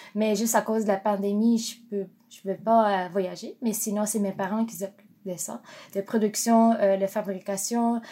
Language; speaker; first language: French; non-native, fluent; Japanese